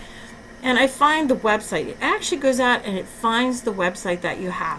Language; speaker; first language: English; native; English